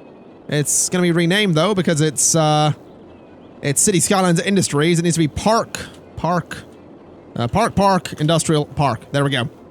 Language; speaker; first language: English; native; English